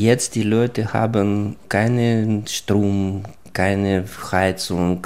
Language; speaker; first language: German; non-native, learner; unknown